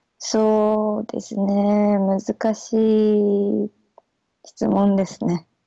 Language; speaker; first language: Japanese; native; Japanese